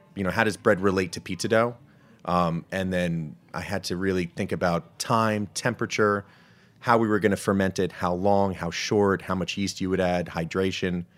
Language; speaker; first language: English; native; English